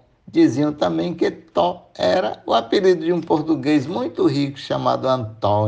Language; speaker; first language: Portuguese; native; Portuguese